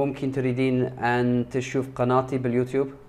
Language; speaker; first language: Arabic; non-native, learner; English